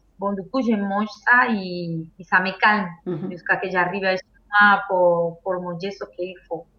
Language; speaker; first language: French; non-native, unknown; Spanish